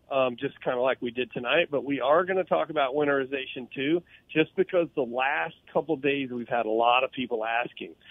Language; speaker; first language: English; native; English